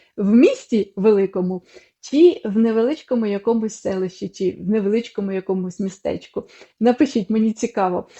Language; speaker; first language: Ukrainian; non-native, local second language; Russian